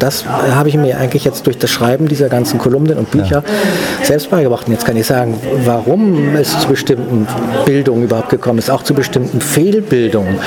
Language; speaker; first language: German; native; German